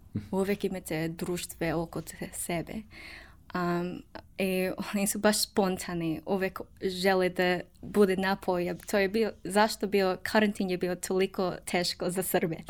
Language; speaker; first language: Serbian; non-native, learner; English